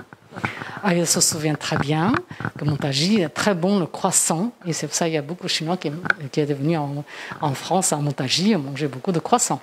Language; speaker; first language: French; non-native, fluent; Chinese